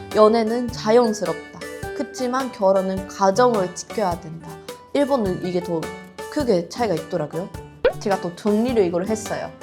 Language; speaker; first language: Korean; non-native, fluent; Japanese